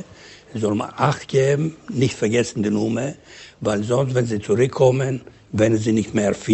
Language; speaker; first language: German; non-native, fluent; Ladino